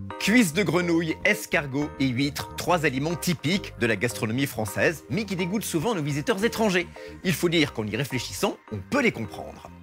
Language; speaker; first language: French; native; French